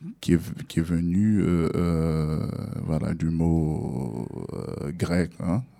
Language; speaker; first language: French; non-native, learner; Portuguese